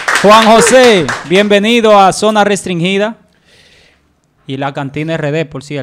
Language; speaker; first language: Spanish; native; Spanish